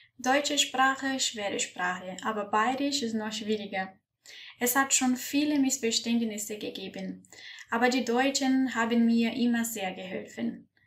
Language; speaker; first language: German; non-native, fluent; Portuguese